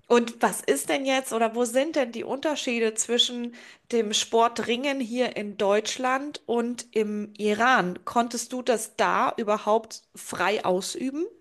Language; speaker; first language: German; native; German